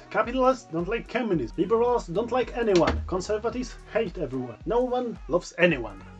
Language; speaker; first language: English; non-native, fluent; Polish